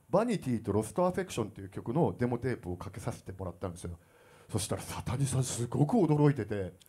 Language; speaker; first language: Japanese; native; Japanese